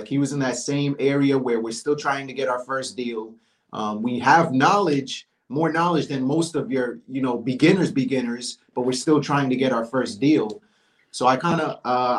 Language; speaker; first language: English; native; English